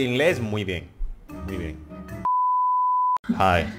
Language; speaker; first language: Spanish; non-native, learner; Indonesian